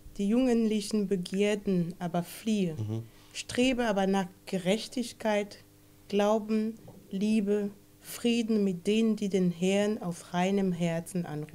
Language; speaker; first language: German; non-native, fluent; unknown